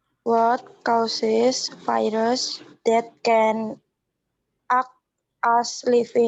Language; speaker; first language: English; non-native, learner; Indonesian